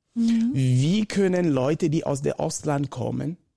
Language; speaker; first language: German; non-native, fluent; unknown